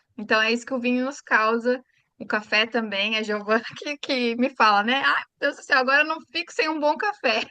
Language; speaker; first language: Portuguese; native; Portuguese